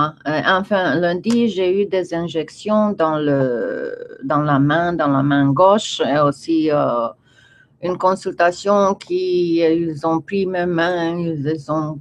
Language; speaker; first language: French; non-native, fluent; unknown